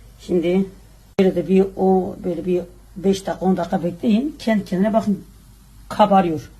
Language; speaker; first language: Turkish; native; Turkish